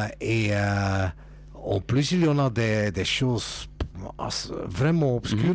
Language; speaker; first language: French; non-native, local second language; Dutch